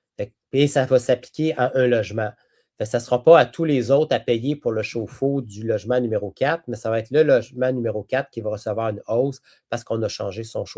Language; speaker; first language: French; native; French